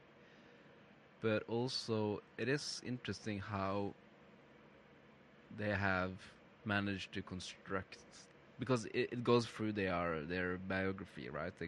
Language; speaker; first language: English; non-native, fluent; Norwegian